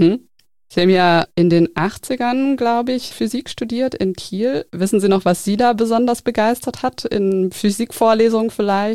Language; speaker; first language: German; native; German